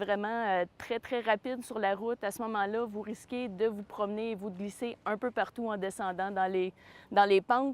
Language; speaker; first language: French; native; French